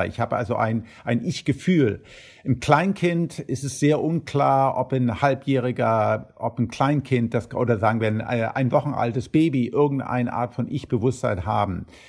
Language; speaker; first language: German; early bilingual, heritage; German